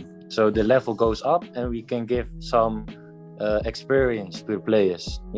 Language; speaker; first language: English; non-native, fluent; Dutch